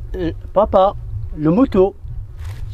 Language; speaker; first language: French; non-native, learner; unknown